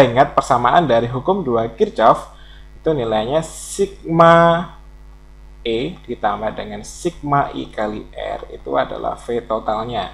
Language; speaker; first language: Indonesian; native; Indonesian